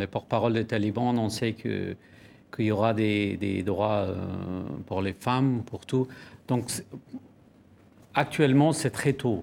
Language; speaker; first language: French; non-native, fluent; Persian